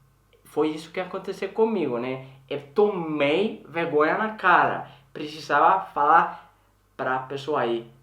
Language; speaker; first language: Portuguese; non-native, learner; Swedish